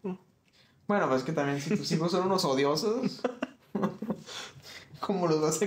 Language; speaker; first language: Spanish; native; Spanish